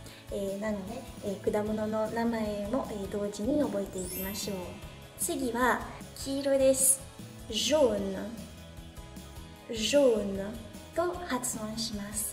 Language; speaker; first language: Japanese; non-native, fluent; French